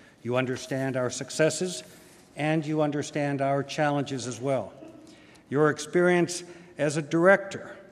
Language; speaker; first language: English; native; English